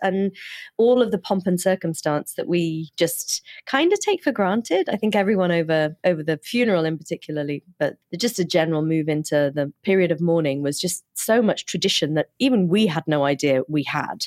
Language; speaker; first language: English; native; English